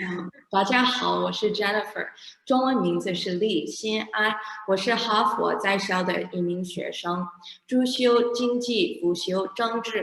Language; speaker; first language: Chinese; non-native, fluent; English